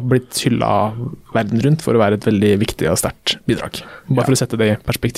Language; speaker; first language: Norwegian; native; Norwegian